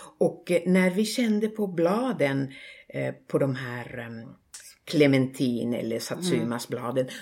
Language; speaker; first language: Swedish; non-native, local second language; Finnish